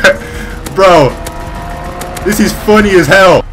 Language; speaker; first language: English; native; English